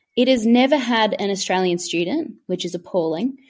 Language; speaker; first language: English; native; English